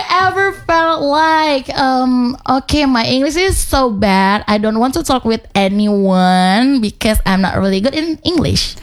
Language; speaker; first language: English; non-native, fluent; Indonesian